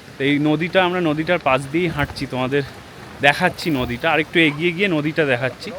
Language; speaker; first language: Bangla; native; Bangla